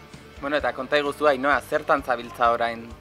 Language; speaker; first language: Basque; native; Basque